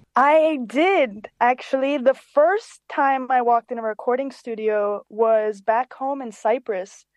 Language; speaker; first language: English; early bilingual, other home language; Greek